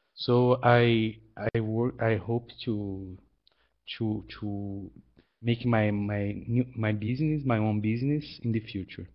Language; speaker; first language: English; non-native, learner; Portuguese